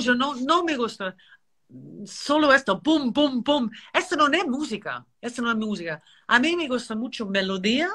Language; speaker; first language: Spanish; non-native, learner; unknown